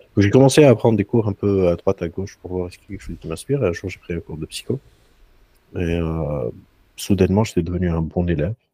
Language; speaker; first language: French; non-native, local second language; Arabic